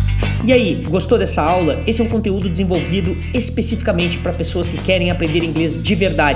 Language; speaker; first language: Portuguese; native; Portuguese